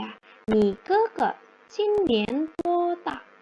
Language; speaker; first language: Chinese; non-native, fluent; Indonesian